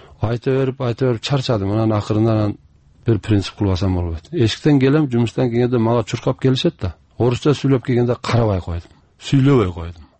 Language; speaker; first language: Kyrgyz; early bilingual, heritage; Kyrgyz